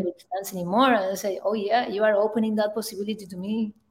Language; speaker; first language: English; non-native, fluent; Spanish